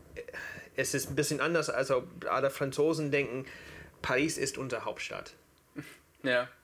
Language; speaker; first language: German; non-native, fluent; English